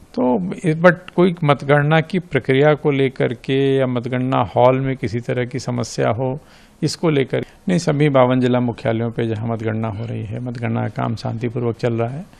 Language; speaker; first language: Hindi; native; Hindi